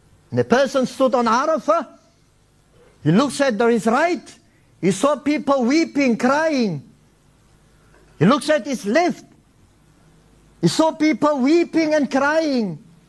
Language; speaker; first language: English; early bilingual, other home language; Afrikaans